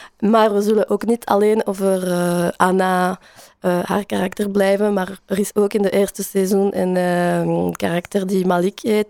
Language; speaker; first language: Dutch; non-native, learner; French